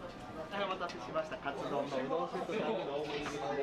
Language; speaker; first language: Japanese; native; Japanese